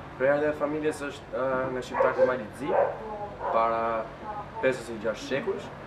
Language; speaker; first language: Albanian; native; Albanian